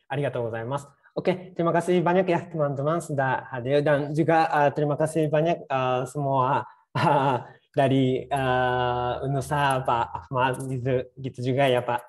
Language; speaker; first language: Indonesian; non-native, fluent; Japanese